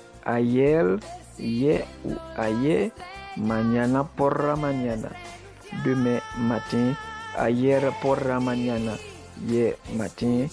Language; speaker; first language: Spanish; non-native, fluent; Haitian Creole